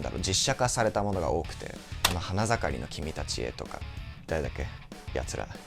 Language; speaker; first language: Japanese; non-native, fluent; English